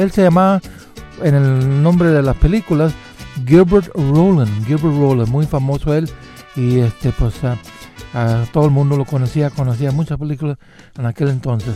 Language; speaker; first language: Spanish; early bilingual, heritage; Spanish